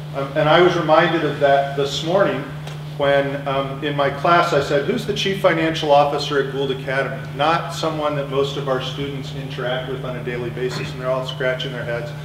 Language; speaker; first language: English; native; English